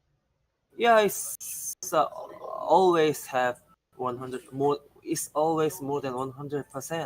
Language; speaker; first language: English; non-native, learner; Korean